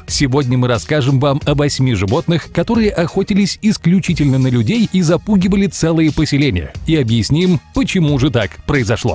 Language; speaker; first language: Russian; native; Russian